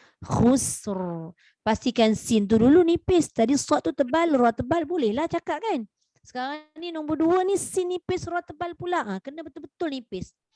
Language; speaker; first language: Malay; native; Malay